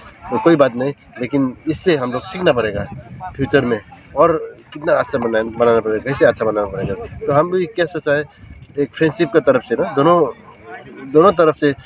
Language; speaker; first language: Hindi; non-native, local second language; Bodo